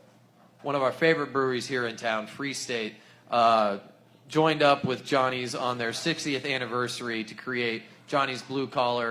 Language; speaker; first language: English; native; English